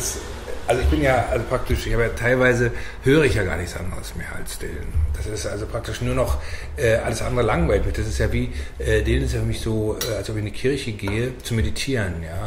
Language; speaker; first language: German; native; German